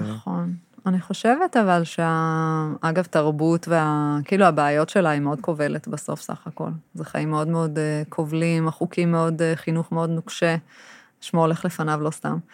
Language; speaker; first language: Hebrew; early bilingual, other home language; English